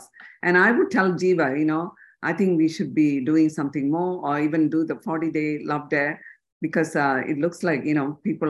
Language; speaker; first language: English; non-native, local second language; Tamil